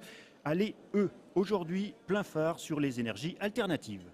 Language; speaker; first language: French; native; French